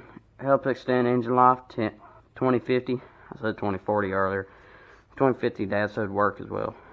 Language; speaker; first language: English; native; English